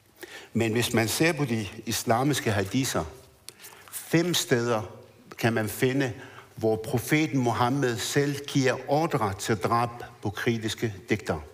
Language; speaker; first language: Danish; early bilingual, other home language; Arabic